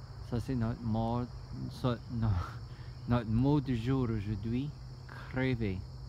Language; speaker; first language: French; early bilingual, heritage; French